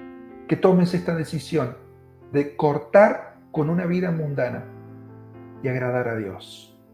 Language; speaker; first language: Spanish; native; Spanish